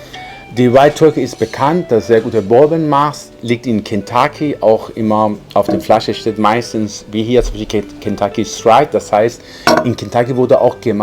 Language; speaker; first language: German; non-native, fluent; Persian